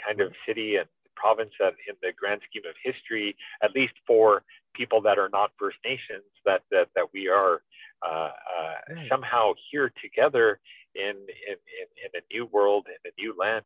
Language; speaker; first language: English; native; English